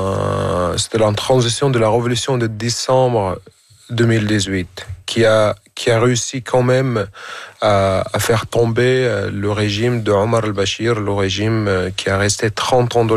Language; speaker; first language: French; non-native, fluent; Arabic